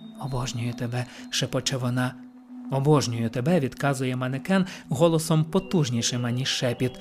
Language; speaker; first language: Ukrainian; native; Ukrainian